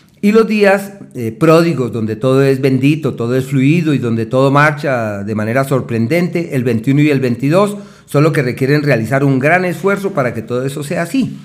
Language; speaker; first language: Spanish; native; Spanish